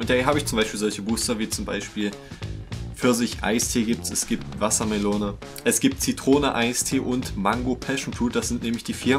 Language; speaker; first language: German; native; German